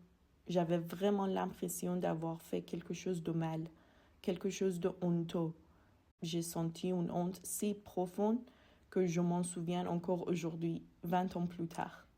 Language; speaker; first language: French; non-native, fluent; Persian